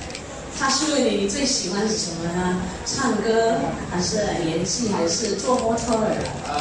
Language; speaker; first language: Chinese; early bilingual, heritage; Chinese